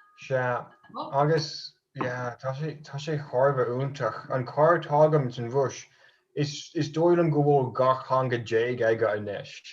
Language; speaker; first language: Irish; non-native, fluent; English